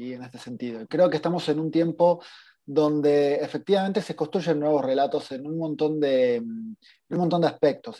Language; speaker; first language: Spanish; native; Spanish